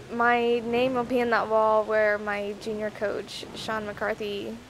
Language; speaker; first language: English; native; English